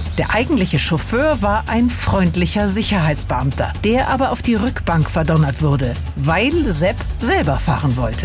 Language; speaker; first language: German; native; German